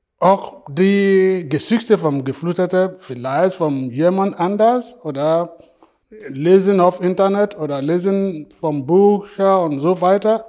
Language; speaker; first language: German; non-native, fluent; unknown